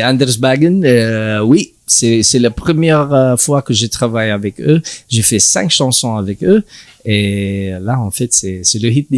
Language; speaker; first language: French; non-native, learner; English